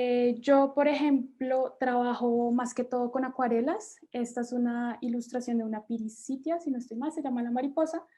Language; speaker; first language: Spanish; native; Spanish